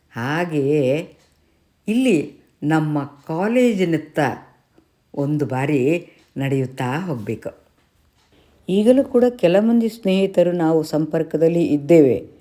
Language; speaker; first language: Kannada; native; Kannada